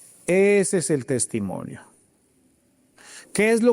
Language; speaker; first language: Spanish; native; Spanish